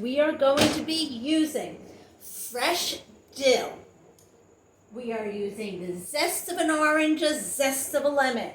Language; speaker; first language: English; native; English